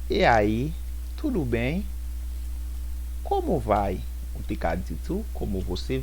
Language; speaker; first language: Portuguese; non-native, fluent; Haitian Creole